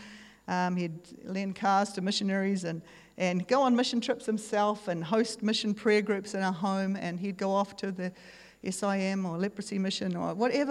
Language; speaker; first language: English; native; English